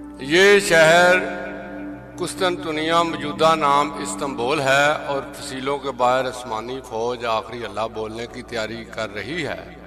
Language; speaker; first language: Urdu; non-native, local second language; Punjabi